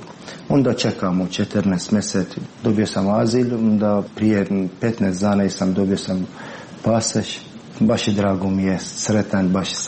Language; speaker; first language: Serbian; non-native, learner; Persian